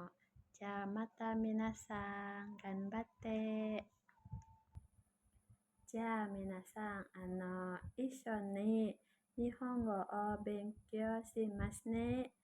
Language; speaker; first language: Japanese; non-native, learner; Indonesian